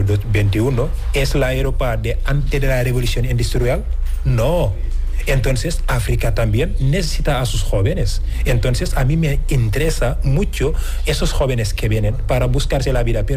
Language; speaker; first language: Spanish; non-native, fluent; Wolof